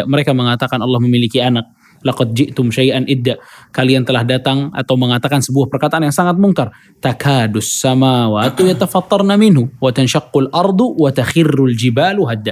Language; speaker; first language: Indonesian; native; Indonesian